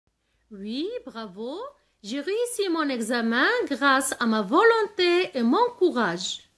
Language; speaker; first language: French; non-native, local second language; Arabic